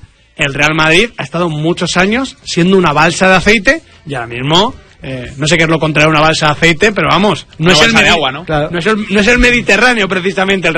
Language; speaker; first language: Spanish; native; Spanish